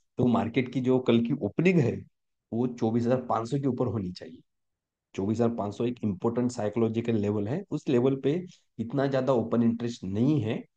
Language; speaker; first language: Hindi; non-native, local second language; Marathi